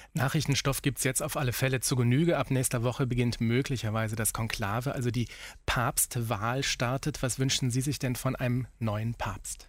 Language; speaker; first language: German; native; German